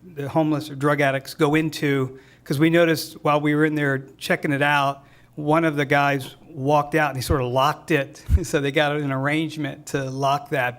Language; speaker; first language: English; native; English